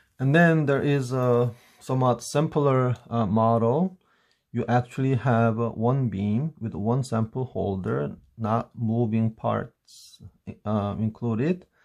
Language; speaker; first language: English; non-native, fluent; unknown